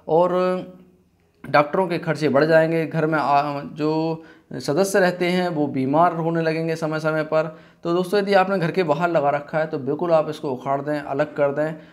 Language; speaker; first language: Hindi; native; Hindi